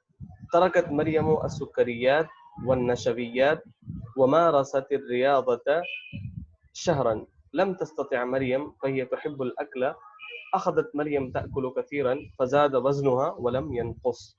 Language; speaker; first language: Arabic; non-native, fluent; Urdu